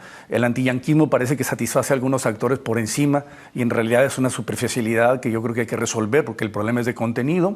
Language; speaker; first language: Spanish; native; Spanish